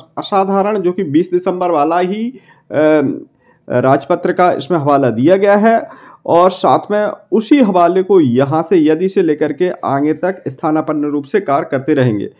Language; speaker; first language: Hindi; native; Hindi